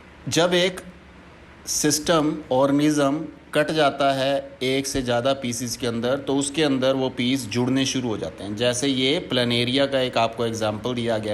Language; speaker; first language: Hindi; native; Hindi